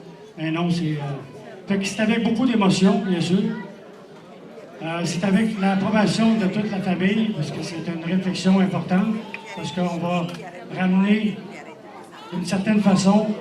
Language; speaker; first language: French; native; French